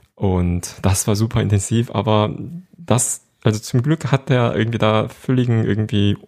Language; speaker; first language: German; non-native, fluent; Korean